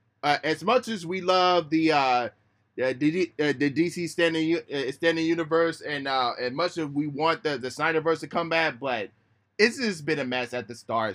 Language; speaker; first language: English; native; English